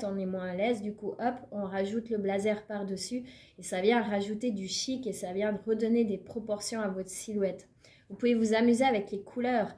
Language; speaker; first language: French; native; French